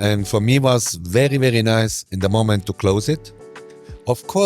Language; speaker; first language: English; non-native, learner; German